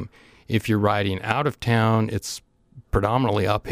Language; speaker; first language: English; native; English